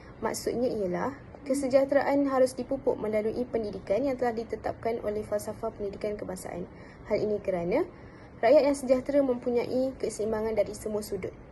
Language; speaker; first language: Malay; native; Malay